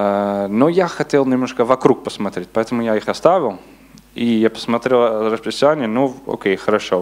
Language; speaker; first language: Russian; non-native, learner; Dutch